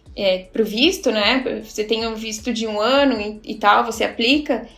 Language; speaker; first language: Portuguese; native; Portuguese